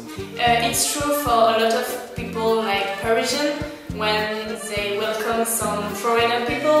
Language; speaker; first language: English; non-native, learner; French